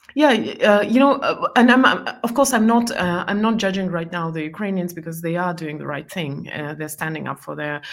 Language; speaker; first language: English; non-native, fluent; Estonian